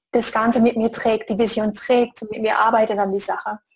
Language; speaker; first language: German; non-native, fluent; English